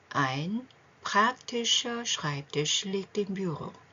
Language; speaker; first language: German; non-native, fluent; Korean